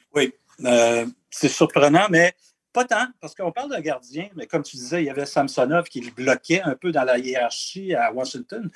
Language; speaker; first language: French; native; French